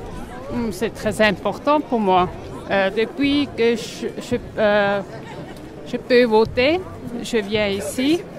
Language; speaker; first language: French; non-native, local second language; German